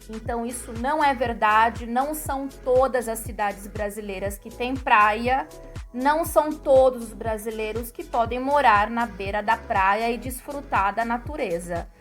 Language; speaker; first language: Portuguese; native; Portuguese